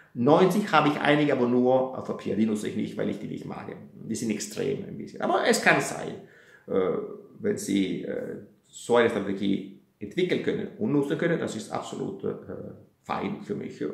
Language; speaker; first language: German; non-native, fluent; Italian